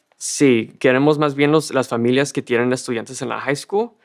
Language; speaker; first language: Spanish; early bilingual, heritage; Spanish